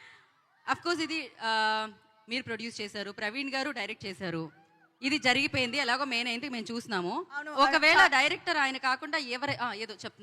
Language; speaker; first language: Telugu; native; Telugu